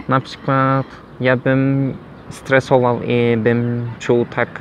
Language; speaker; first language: Polish; non-native, learner; Turkish